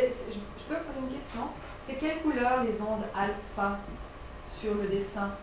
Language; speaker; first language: French; native; French